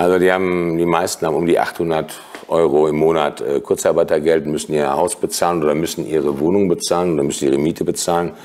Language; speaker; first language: German; native; German